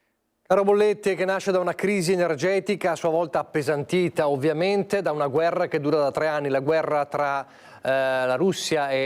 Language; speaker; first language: Italian; native; Italian